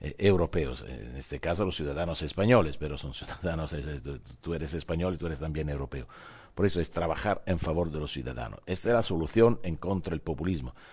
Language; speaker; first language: Spanish; non-native, fluent; Italian